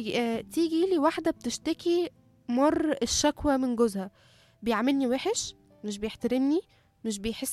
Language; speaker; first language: Arabic; native; Arabic